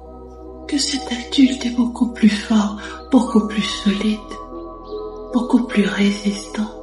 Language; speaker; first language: French; native; French